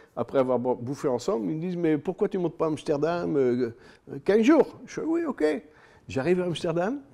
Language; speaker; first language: French; native; French